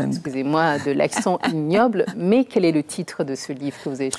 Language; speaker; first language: French; native; French